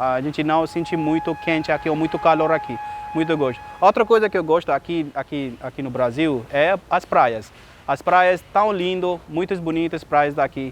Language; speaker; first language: Portuguese; non-native, learner; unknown